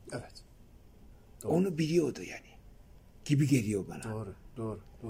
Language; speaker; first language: Turkish; non-native, fluent; Japanese